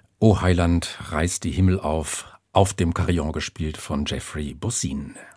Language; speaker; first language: German; native; German